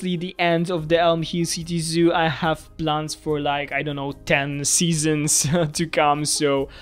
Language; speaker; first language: English; non-native, fluent; Polish